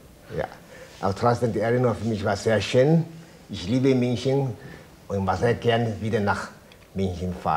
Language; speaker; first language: German; non-native, fluent; Chinese